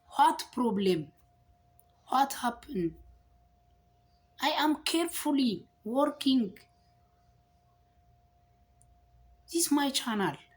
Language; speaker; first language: English; non-native, learner; Amharic